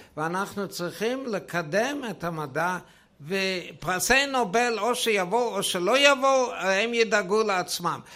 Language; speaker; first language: Hebrew; non-native, fluent; German